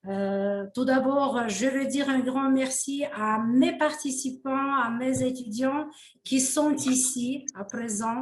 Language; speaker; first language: French; non-native, fluent; Uzbek